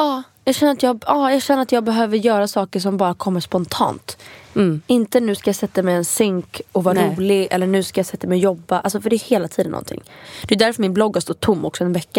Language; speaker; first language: Swedish; native; Swedish